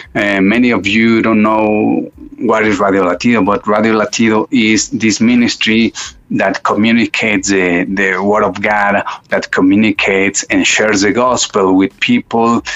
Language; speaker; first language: English; non-native, fluent; Spanish